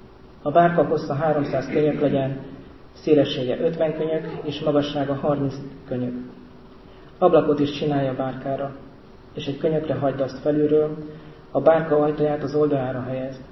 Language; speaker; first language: Hungarian; native; Hungarian